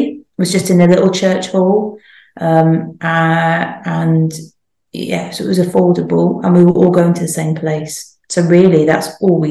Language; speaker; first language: English; native; English